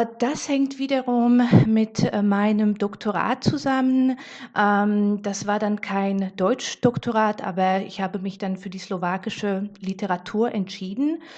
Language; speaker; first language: German; non-native, fluent; Slovak